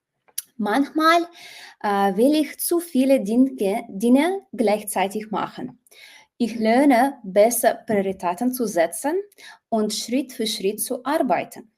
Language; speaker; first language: German; non-native, learner; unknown